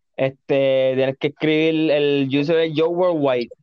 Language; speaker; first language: Spanish; native; Spanish